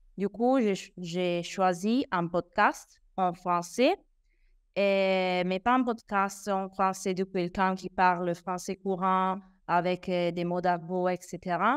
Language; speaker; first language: French; non-native, fluent; Italian